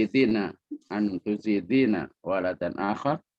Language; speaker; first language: Arabic; non-native, learner; Indonesian